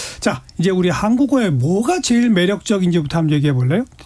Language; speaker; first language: Korean; native; Korean